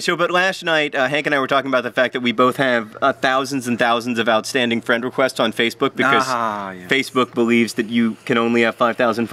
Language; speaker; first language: English; native; English